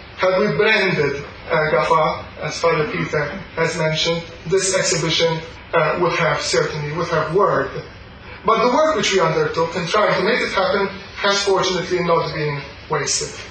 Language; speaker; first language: English; non-native, local second language; Maltese